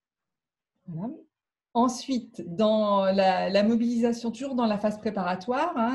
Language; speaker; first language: French; native; French